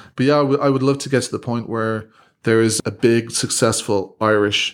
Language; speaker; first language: English; native; English